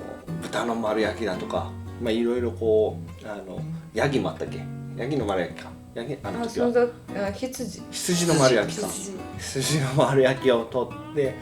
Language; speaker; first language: Japanese; native; Japanese